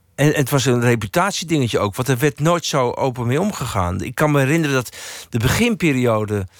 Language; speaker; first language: Dutch; native; Dutch